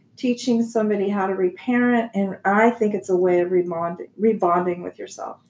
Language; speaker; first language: English; native; English